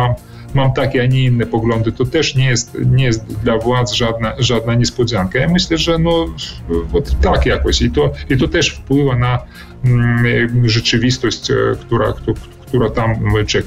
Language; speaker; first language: Polish; early bilingual, heritage; Polish